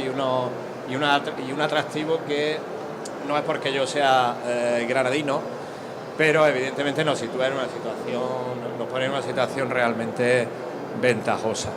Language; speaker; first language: Spanish; native; Spanish